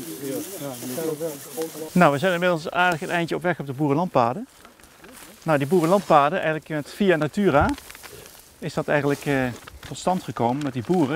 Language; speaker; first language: Dutch; native; Dutch